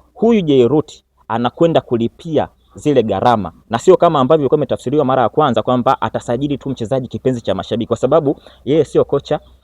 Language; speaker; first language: Swahili; native; Swahili